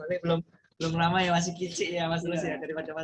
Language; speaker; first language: Indonesian; native; Indonesian